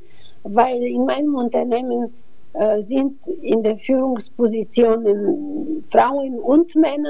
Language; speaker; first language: German; non-native, fluent; Bulgarian